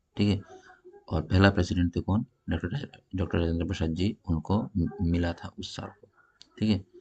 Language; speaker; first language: Hindi; non-native, local second language; Bangla